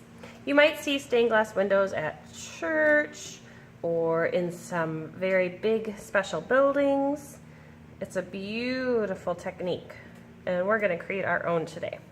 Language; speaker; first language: English; native; English